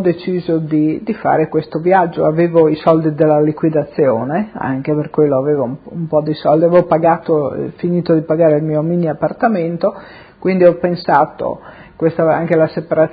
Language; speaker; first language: Italian; native; Italian